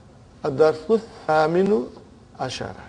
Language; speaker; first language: Arabic; non-native, fluent; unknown